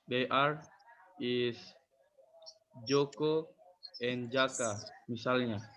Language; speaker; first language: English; non-native, learner; Indonesian